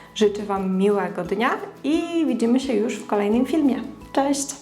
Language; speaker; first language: Polish; non-native, fluent; Ukrainian